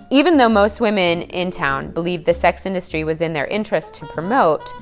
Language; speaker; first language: English; native; English